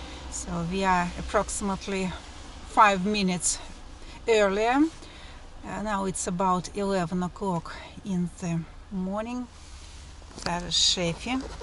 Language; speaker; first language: English; non-native, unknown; Russian